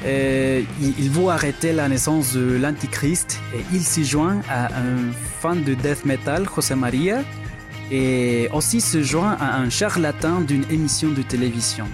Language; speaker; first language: French; non-native, fluent; Spanish